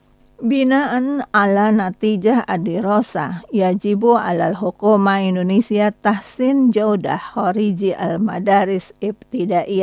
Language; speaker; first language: Arabic; non-native, fluent; Indonesian